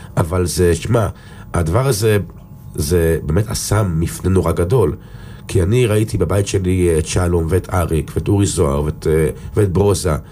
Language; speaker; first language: Hebrew; native; Hebrew